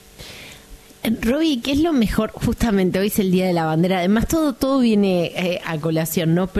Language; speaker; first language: Spanish; native; Spanish